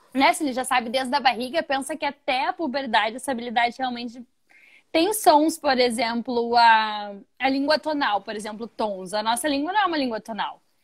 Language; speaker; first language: Portuguese; native; Portuguese